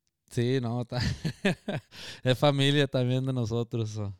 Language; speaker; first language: Spanish; early bilingual, heritage; Spanish